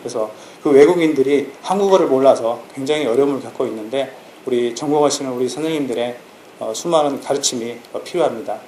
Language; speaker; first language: Korean; native; Korean